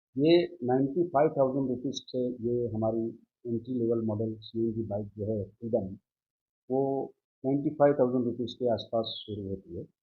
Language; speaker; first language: Hindi; non-native, local second language; Gujarati